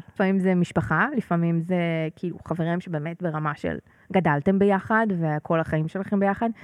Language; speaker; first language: Hebrew; native; Hebrew